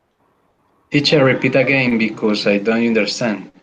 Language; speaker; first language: English; non-native, learner; Spanish